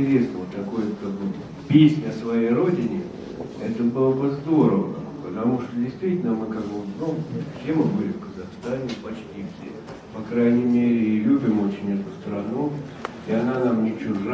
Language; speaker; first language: Russian; native; Russian